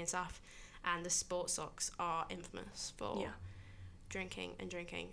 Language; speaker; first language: English; native; English